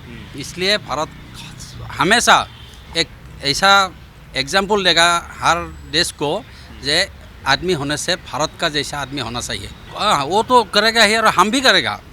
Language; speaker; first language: Hindi; non-native, local second language; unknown